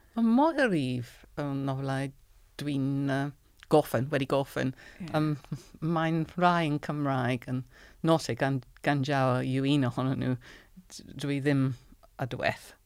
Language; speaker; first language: Welsh; non-native, learner; English